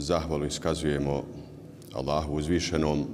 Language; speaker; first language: Bosnian; native; Bosnian